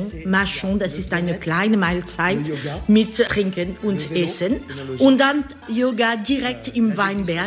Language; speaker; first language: German; non-native, learner; French